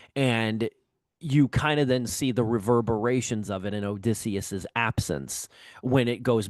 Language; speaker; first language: English; native; English